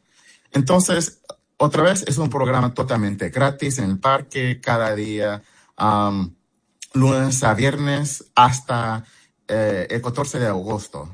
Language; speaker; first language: Spanish; early bilingual, heritage; Spanish